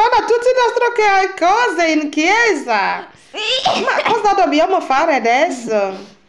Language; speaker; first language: Italian; non-native, learner; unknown